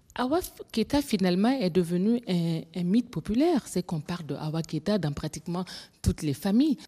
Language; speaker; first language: French; non-native, local second language; Bambara